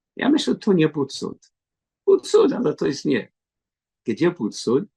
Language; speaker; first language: Polish; non-native, learner; English